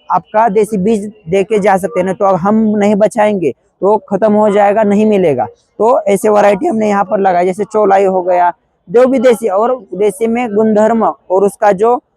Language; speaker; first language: Hindi; non-native, local second language; Marathi